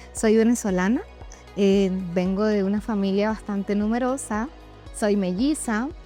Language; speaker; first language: Spanish; native; Spanish